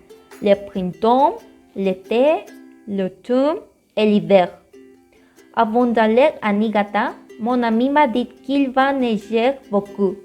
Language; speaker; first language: French; non-native, learner; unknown